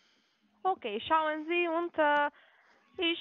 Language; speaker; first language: German; non-native, fluent; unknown